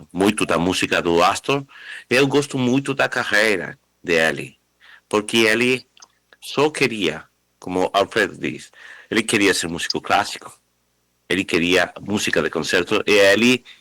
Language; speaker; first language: Portuguese; non-native, fluent; Spanish